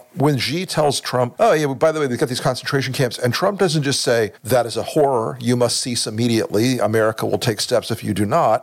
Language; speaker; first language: English; native; English